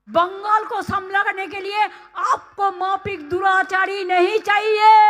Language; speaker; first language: Hindi; non-native, local second language; Bangla